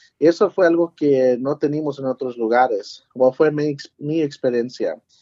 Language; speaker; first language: Spanish; early bilingual, heritage; English